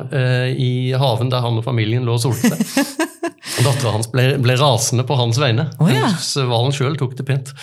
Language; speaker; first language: Norwegian; native; Norwegian